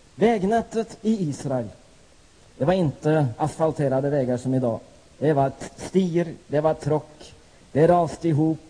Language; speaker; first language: Swedish; non-native, fluent; Norwegian